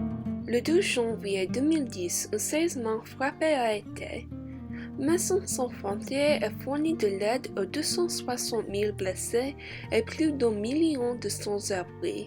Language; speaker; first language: French; non-native, learner; English